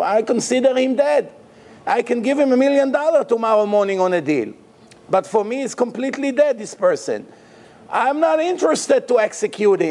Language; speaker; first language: English; non-native, fluent; Hebrew